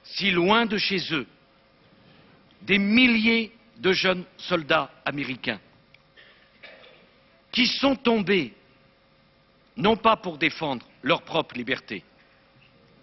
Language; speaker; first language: French; native; French